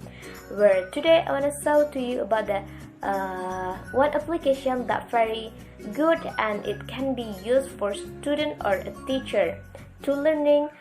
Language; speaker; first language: English; non-native, learner; Indonesian